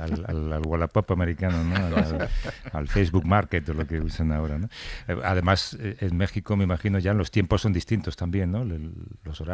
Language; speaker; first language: Spanish; native; Spanish